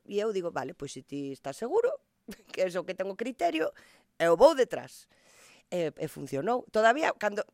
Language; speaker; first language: Galician; non-native, local second language; Spanish